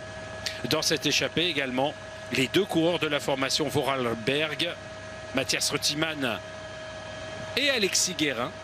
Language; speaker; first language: French; native; French